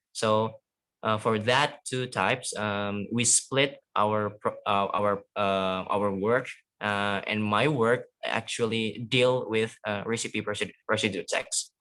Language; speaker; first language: English; non-native, fluent; Indonesian